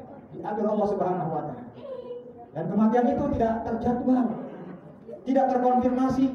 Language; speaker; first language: Indonesian; native; Indonesian